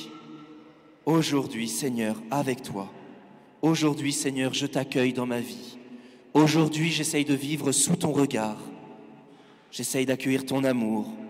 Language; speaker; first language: French; native; French